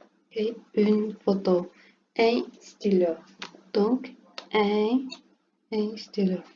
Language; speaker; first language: French; non-native, learner; Portuguese